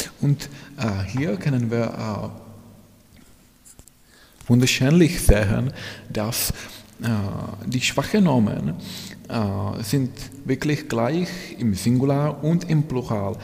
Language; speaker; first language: German; non-native, fluent; Czech